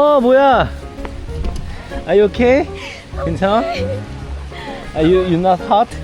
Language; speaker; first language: English; non-native, learner; Korean